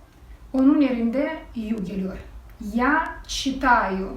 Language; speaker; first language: Turkish; non-native, fluent; Russian